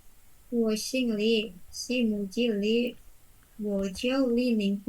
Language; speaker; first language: Chinese; non-native, learner; Indonesian